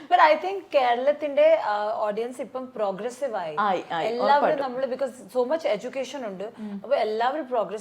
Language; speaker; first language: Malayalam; non-native, local second language; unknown